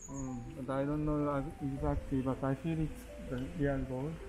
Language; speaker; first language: English; non-native, learner; Japanese